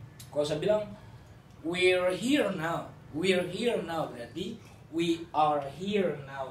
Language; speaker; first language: English; non-native, fluent; Indonesian